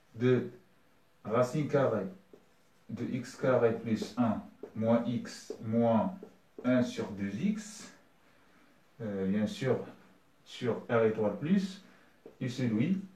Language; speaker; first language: French; non-native, local second language; Arabic